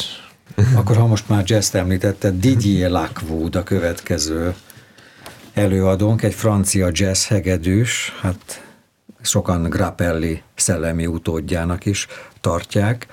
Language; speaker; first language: Hungarian; native; Hungarian